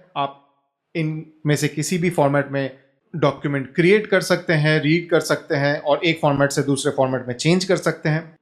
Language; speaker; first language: Hindi; native; Hindi